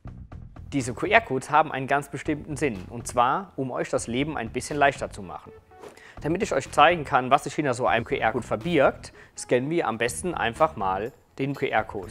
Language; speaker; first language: German; native; German